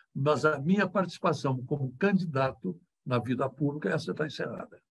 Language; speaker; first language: Portuguese; native; Portuguese